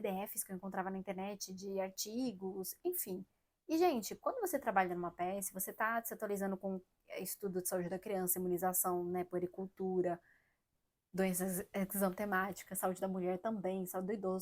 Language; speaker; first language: Portuguese; native; Portuguese